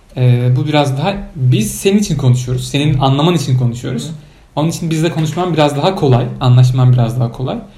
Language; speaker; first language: Turkish; native; Turkish